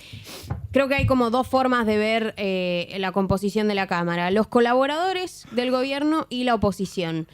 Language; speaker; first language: Spanish; native; Spanish